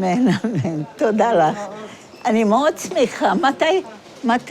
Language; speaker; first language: Hebrew; non-native, fluent; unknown